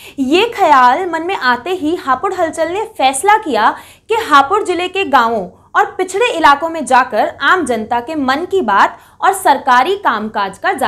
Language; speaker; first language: Hindi; native; Hindi